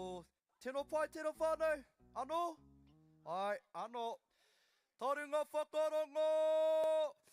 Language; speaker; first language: Māori; non-native, local second language; English